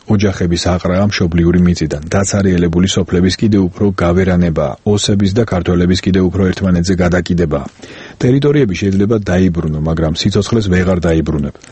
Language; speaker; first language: Georgian; native; Georgian